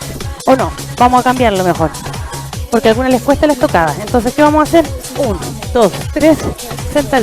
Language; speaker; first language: Spanish; native; Spanish